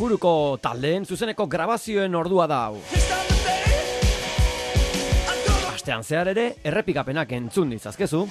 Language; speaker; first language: Basque; native; Basque